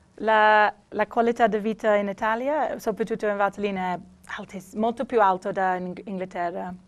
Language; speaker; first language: Italian; non-native, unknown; English